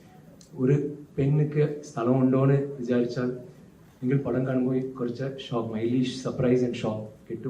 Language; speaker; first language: Malayalam; non-native, learner; Tamil